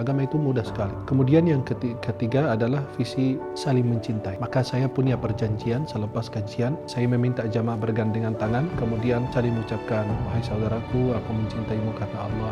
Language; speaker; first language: Indonesian; non-native, fluent; Arabic